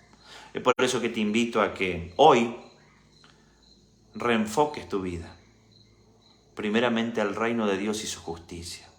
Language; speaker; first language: Spanish; native; Spanish